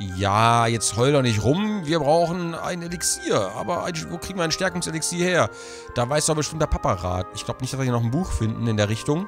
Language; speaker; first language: German; native; German